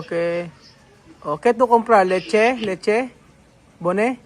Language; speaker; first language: Spanish; non-native, learner; Filipino